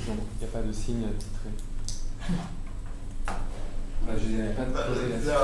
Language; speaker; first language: French; native; French